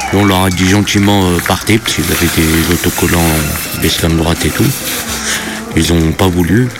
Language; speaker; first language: French; native; French